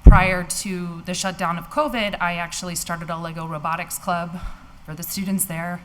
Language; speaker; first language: English; native; English